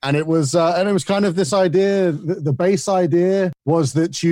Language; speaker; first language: English; native; English